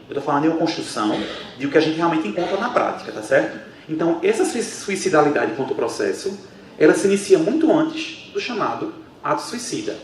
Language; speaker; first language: Portuguese; native; Portuguese